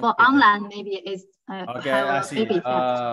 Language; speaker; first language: English; non-native, fluent; Chinese